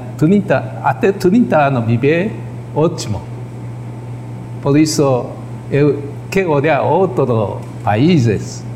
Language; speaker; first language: Portuguese; non-native, learner; Japanese